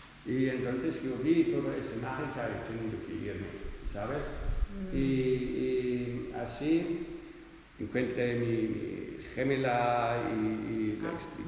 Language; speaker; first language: Spanish; non-native, learner; Dutch